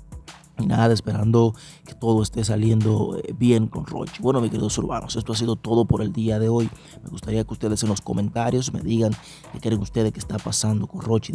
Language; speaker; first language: Spanish; native; Spanish